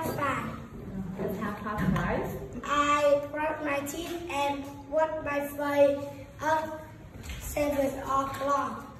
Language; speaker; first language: English; non-native, learner; Vietnamese